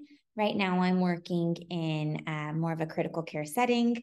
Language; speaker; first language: English; native; English